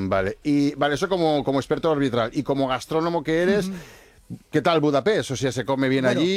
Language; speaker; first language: Spanish; native; Spanish